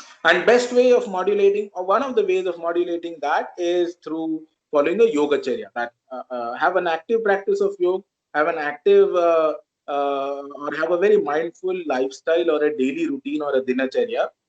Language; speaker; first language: English; non-native, local second language; Marathi